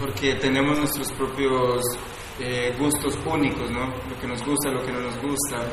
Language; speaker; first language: Spanish; native; Spanish